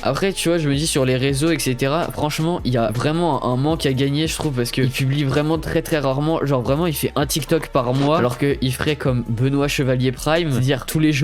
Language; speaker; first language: French; native; French